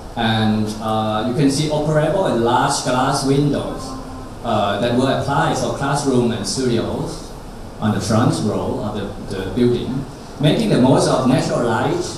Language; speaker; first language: English; non-native, fluent; Thai